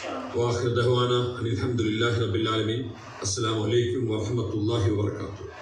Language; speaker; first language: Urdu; non-native, local second language; Malayalam